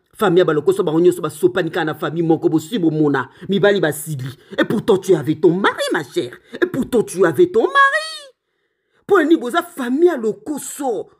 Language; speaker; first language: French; non-native, local second language; Lingala